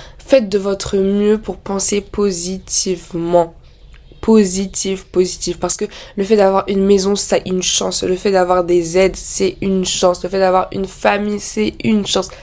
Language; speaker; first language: French; native; French